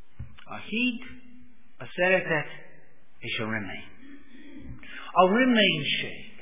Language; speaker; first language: Hungarian; non-native, fluent; English